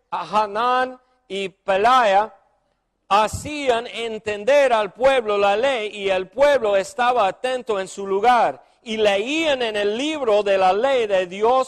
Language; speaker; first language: Spanish; non-native, fluent; English